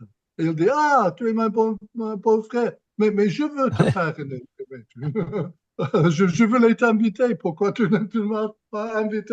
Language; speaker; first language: French; non-native, fluent; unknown